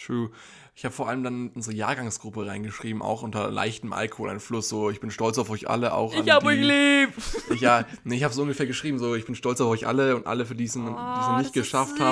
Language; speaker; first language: German; native; German